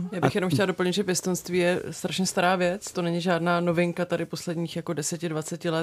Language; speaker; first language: Czech; native; Czech